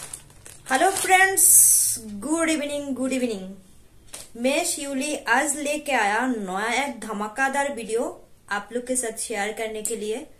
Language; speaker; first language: Hindi; non-native, local second language; Bangla